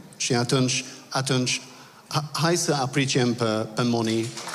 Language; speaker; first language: Romanian; non-native, learner; English